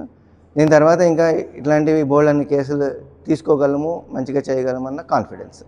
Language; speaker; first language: Telugu; native; Telugu